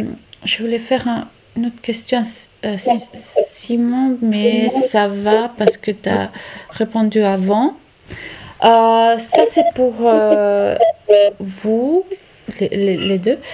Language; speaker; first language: French; non-native, learner; Italian